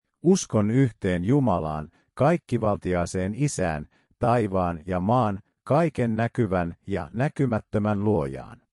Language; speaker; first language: Finnish; native; Finnish